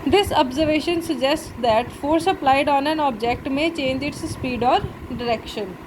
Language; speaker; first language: English; non-native, local second language; Punjabi